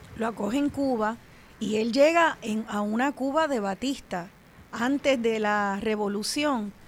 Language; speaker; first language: Spanish; native; Spanish